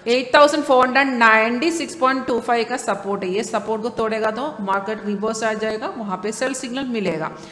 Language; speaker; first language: Hindi; non-native, local second language; Malayalam